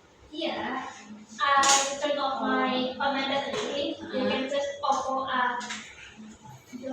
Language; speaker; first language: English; non-native, fluent; Indonesian